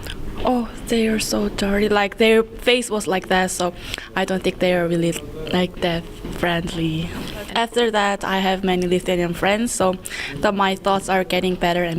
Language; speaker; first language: English; non-native, learner; Korean